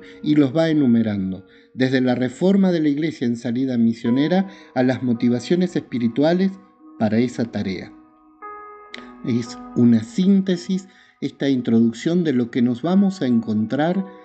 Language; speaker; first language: Spanish; native; Spanish